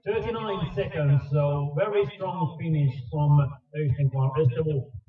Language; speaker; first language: English; non-native, fluent; Finnish